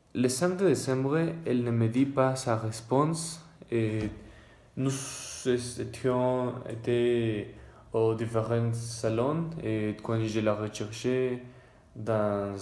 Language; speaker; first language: French; non-native, learner; Spanish